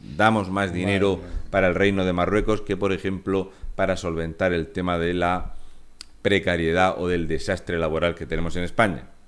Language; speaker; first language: Spanish; native; Spanish